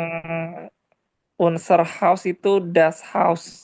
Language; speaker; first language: German; non-native, learner; Indonesian